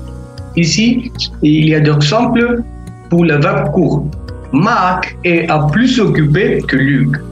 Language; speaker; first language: French; non-native, fluent; Spanish